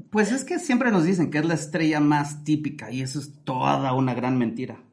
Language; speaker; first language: Spanish; native; Spanish